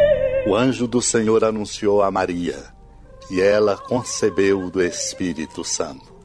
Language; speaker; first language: Portuguese; native; Portuguese